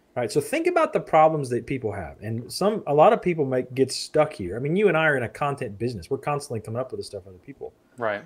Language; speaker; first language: English; native; English